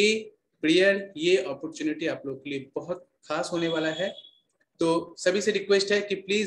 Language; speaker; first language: Hindi; native; Hindi